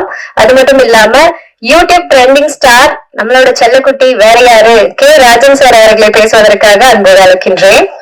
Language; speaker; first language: Tamil; native; Tamil